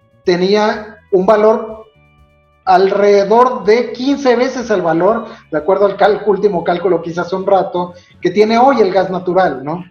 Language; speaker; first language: Spanish; native; Spanish